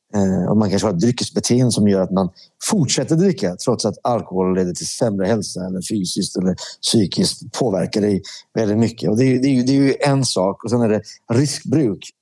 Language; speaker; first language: Swedish; early bilingual, other home language; Persian